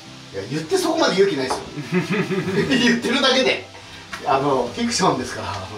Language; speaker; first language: Japanese; native; Japanese